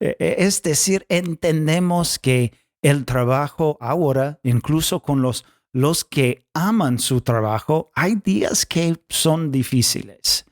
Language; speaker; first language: Spanish; non-native, fluent; English